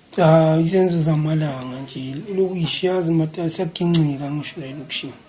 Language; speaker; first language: Zulu; non-native, local second language; Xhosa